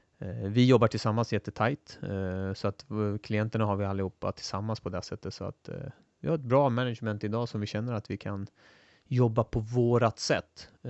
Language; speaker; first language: Swedish; early bilingual, other home language; Turoyo